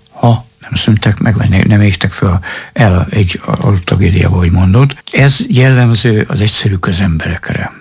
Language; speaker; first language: Hungarian; native; Hungarian